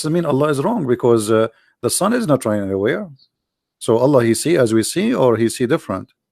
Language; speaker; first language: English; non-native, local second language; Arabic